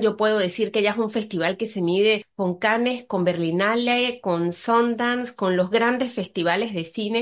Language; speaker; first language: Spanish; native; Spanish